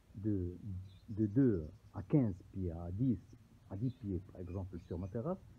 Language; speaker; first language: French; non-native, local second language; Arabic